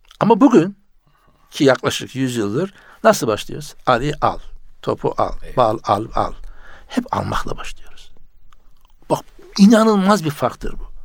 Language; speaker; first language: Turkish; native; Turkish